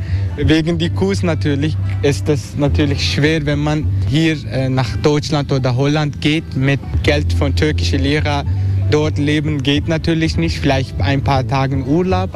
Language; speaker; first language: German; non-native, learner; Turkish